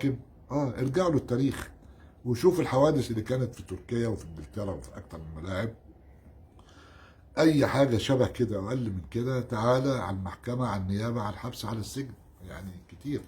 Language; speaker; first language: Arabic; native; Arabic